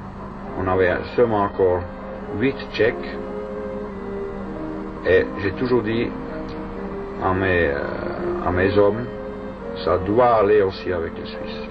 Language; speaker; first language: French; non-native, fluent; German